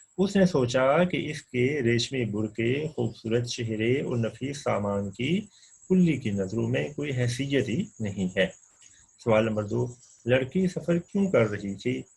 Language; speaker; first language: Urdu; non-native, local second language; Punjabi